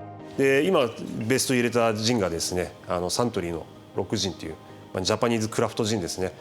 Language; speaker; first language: Japanese; native; Japanese